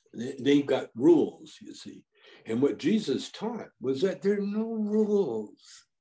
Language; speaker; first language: English; native; English